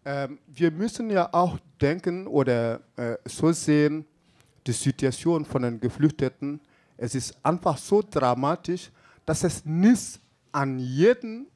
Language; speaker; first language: German; non-native, fluent; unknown